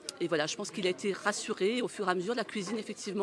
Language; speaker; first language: French; native; French